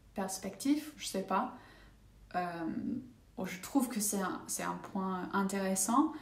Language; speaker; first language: French; non-native, fluent; English